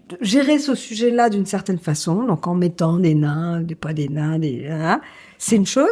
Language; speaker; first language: French; native; French